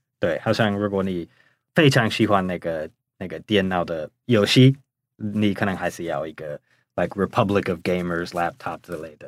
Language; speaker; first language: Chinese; non-native, fluent; English